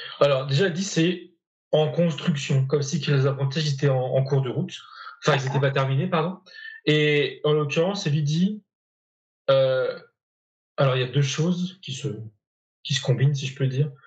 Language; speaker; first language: French; native; French